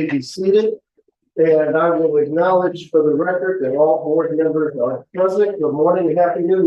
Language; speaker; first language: English; native; English